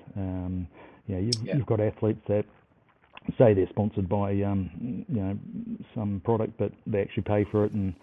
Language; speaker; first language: English; native; English